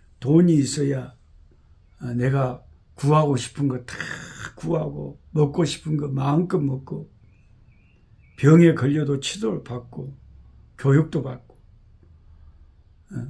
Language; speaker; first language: Korean; native; Korean